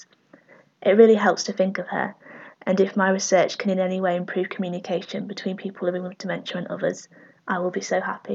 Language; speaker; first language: English; native; English